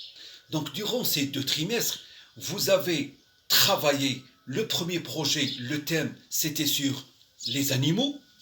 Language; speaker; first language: French; non-native, local second language; Arabic